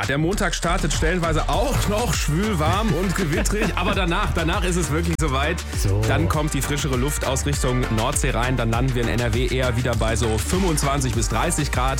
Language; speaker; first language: German; native; German